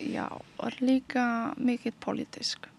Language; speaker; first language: Icelandic; non-native, learner; Polish